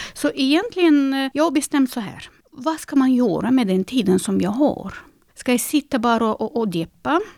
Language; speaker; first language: Swedish; non-native, fluent; Russian